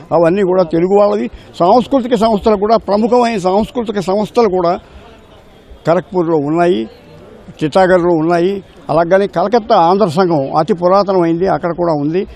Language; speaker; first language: Telugu; native; Telugu